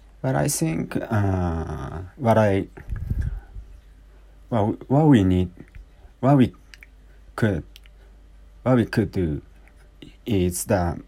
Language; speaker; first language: English; non-native, learner; Japanese